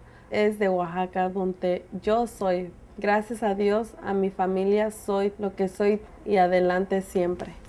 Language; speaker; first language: Spanish; non-native, local second language; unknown